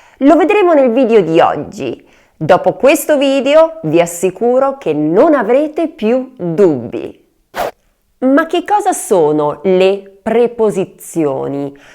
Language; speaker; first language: Italian; native; Italian